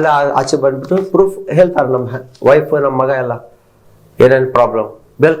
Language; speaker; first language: Kannada; non-native, local second language; Telugu